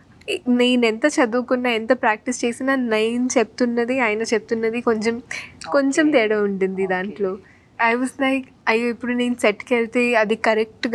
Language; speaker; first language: Telugu; non-native, fluent; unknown